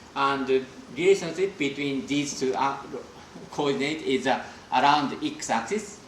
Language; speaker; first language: English; non-native, fluent; Japanese